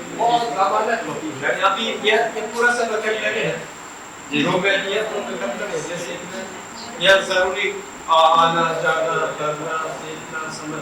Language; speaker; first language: Hindi; non-native, learner; Turkish